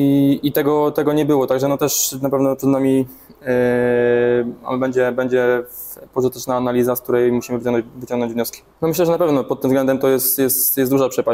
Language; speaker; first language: Polish; native; Polish